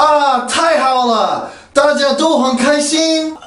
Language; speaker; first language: Chinese; non-native, learner; English